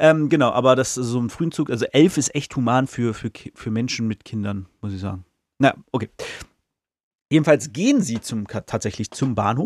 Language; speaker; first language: German; native; German